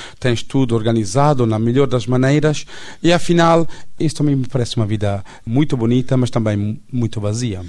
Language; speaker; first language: Portuguese; non-native, fluent; Italian